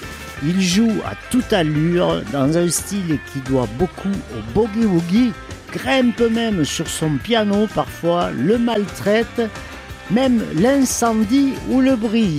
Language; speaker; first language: French; native; French